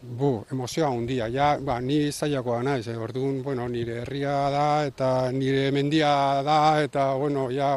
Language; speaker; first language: Basque; non-native, local second language; Spanish